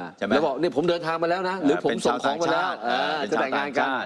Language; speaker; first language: Thai; native; Thai